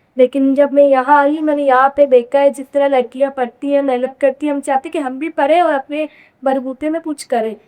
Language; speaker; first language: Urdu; non-native, local second language; Sindhi